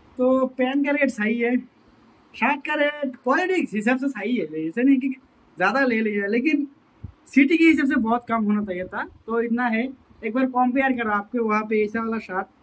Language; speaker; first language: Hindi; non-native, local second language; Bangla